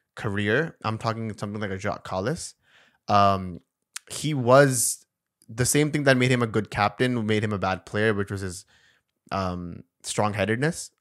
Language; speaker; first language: English; non-native, local second language; Urdu